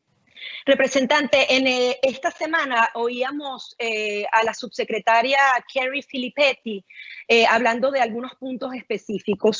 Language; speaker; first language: Spanish; native; Spanish